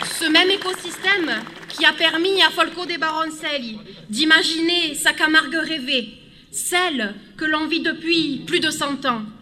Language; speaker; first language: French; native; French